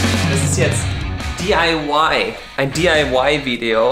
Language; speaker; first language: German; native; German